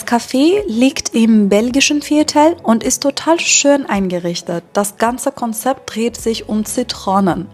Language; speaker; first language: German; non-native, fluent; Persian